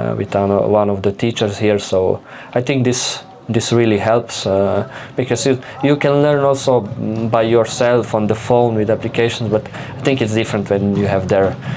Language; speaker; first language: English; non-native, fluent; Slovenian